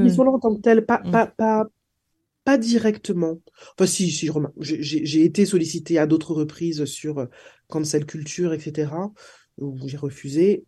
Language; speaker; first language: French; native; French